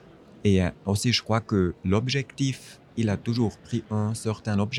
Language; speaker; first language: French; non-native, fluent; German